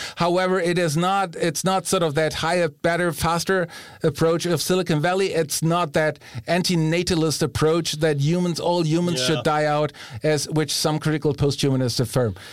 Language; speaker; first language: English; non-native, fluent; German